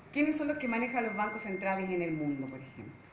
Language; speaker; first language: Spanish; native; Spanish